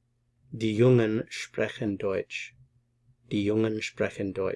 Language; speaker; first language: German; non-native, fluent; English